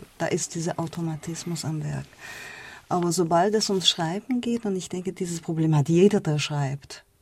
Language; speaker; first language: German; non-native, fluent; Persian